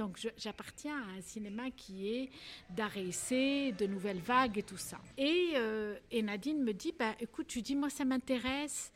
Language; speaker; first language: French; non-native, local second language; Arabic